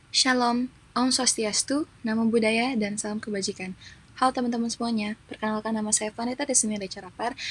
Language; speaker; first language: Indonesian; native; Indonesian